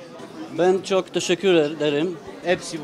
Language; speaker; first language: Turkish; non-native, learner; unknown